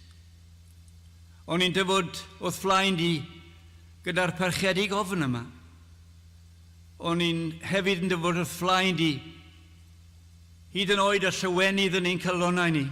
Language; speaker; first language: Welsh; native; Welsh